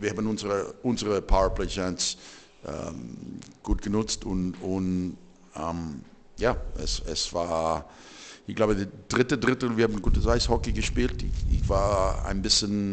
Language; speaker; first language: German; non-native, fluent; English